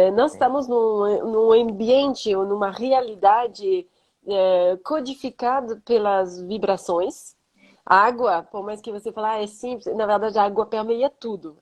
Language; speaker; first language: Portuguese; non-native, fluent; French